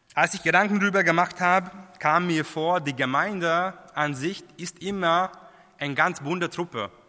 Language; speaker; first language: German; non-native, fluent; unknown